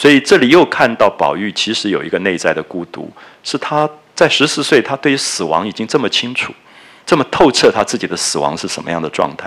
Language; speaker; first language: Chinese; native; Chinese